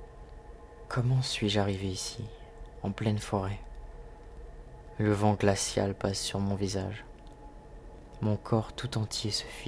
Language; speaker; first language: French; native; French